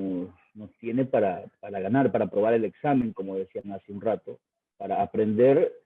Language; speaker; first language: Spanish; native; Spanish